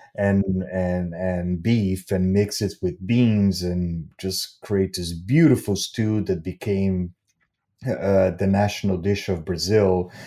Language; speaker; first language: English; non-native, fluent; Portuguese